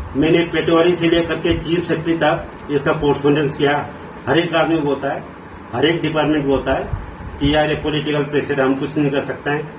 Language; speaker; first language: Hindi; native; Hindi